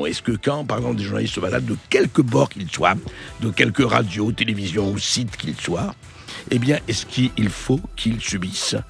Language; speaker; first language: French; native; French